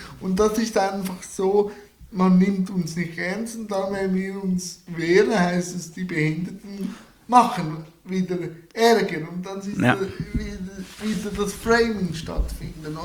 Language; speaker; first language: German; native; German